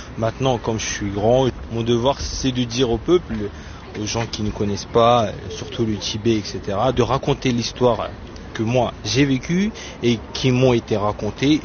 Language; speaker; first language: French; non-native, fluent; Tibetan